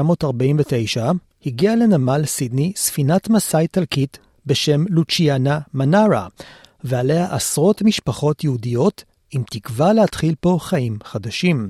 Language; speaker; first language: Hebrew; native; Hebrew